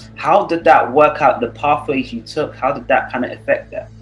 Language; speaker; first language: English; non-native, local second language; Yoruba